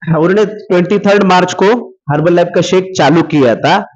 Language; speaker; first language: Hindi; non-native, local second language; Marathi